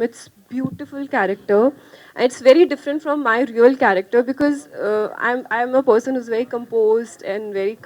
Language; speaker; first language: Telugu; non-native, learner; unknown